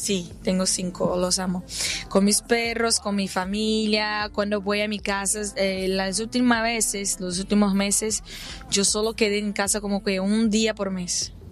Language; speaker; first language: Spanish; non-native, fluent; Portuguese